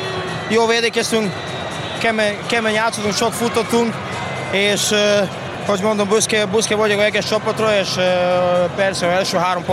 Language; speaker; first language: Hungarian; non-native, learner; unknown